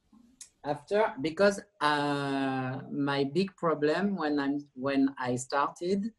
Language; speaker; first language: English; non-native, learner; French